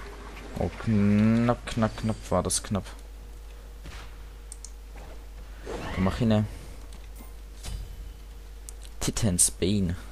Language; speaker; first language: German; native; German